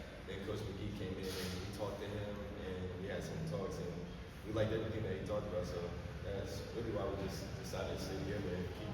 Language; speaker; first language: English; native; English